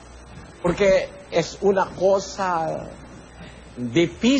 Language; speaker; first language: Spanish; non-native, learner; Filipino